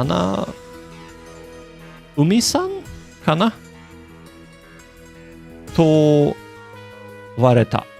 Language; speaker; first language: Japanese; non-native, learner; English